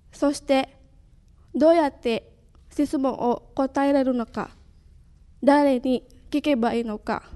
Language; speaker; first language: Japanese; non-native, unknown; Indonesian